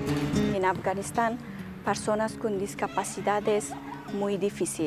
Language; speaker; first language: Spanish; non-native, learner; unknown